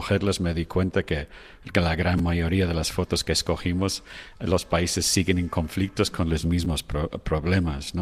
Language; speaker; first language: Spanish; non-native, fluent; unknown